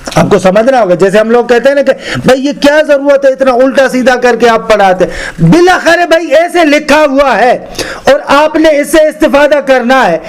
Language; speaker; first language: Urdu; non-native, local second language; Sindhi